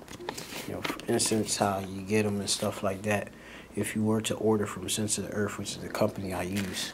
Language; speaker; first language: English; native; English